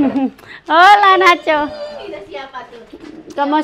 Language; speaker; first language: Spanish; non-native, learner; Indonesian